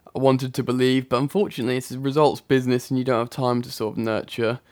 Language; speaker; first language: English; native; English